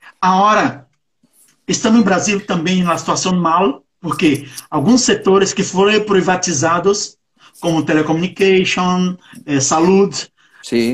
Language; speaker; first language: Portuguese; non-native, learner; Spanish